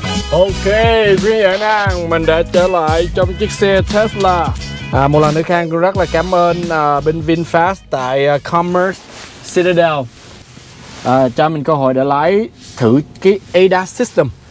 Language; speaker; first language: Vietnamese; early bilingual, heritage; Vietnamese